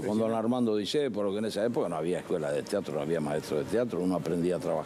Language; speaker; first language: Spanish; early bilingual, other home language; Italian